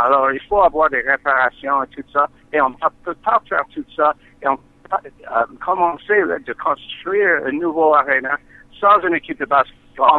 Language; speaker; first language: French; non-native, learner; English